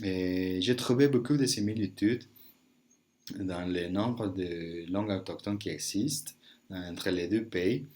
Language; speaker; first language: French; non-native, learner; Spanish